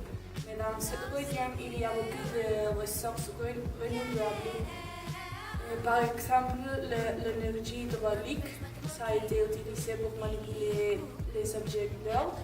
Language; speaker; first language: French; non-native, learner; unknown